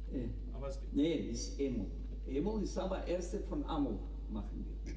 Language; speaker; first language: German; non-native, learner; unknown